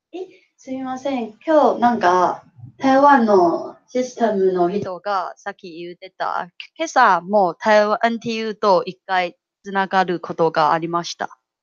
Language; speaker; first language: Japanese; non-native, fluent; Chinese